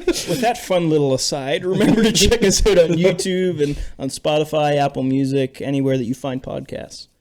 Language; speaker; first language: English; native; English